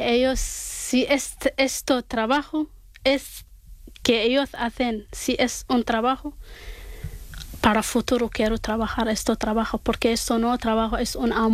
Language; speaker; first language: Spanish; non-native, learner; Arabic